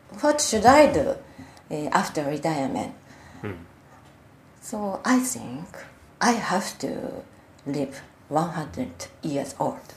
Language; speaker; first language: English; non-native, learner; Japanese